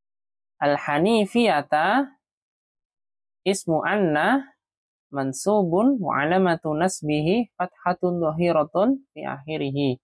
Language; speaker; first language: Arabic; non-native, fluent; Indonesian